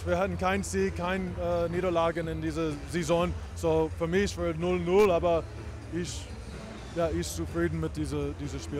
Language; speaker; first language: German; non-native, learner; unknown